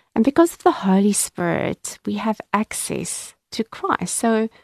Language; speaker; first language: English; native; English